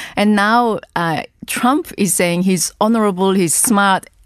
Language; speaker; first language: English; non-native, fluent; Korean